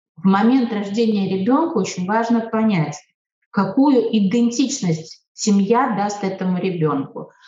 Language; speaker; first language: Russian; native; Russian